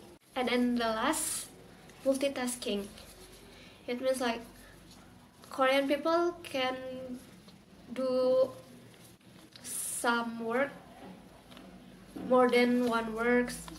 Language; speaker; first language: English; non-native, learner; Indonesian